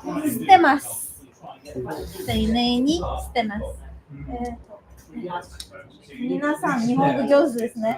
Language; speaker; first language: Japanese; non-native, learner; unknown